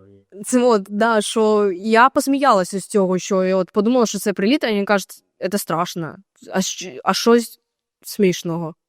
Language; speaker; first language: Ukrainian; native; Ukrainian